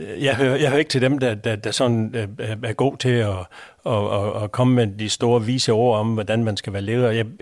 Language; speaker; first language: Danish; native; Danish